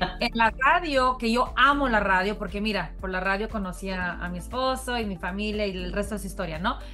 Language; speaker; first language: Spanish; early bilingual, heritage; Spanish